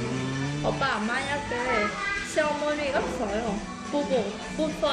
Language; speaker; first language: Korean; non-native, learner; Vietnamese